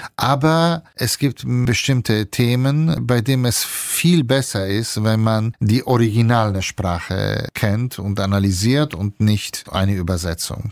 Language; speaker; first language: German; non-native, fluent; Italian